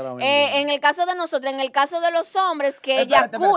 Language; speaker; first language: Spanish; native; Spanish